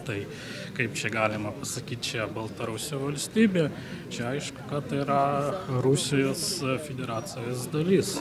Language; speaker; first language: Lithuanian; non-native, fluent; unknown